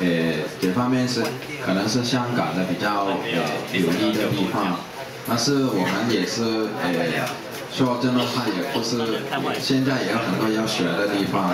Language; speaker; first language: Chinese; non-native, local second language; Cantonese